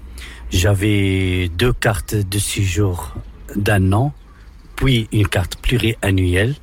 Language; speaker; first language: French; non-native, local second language; Arabic